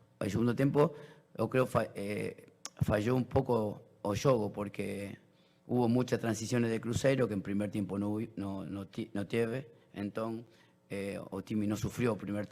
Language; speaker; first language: Portuguese; non-native, learner; Spanish